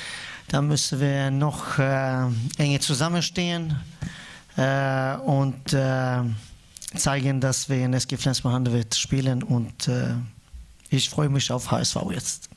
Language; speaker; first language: German; non-native, fluent; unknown